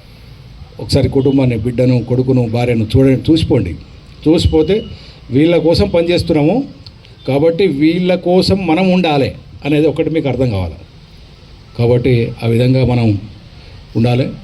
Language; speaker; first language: Telugu; native; Telugu